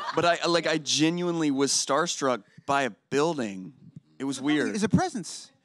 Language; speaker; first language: English; native; English